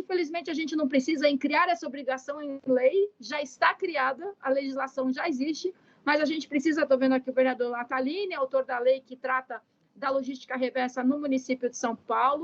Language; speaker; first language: Portuguese; native; Portuguese